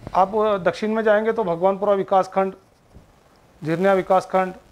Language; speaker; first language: Hindi; native; Hindi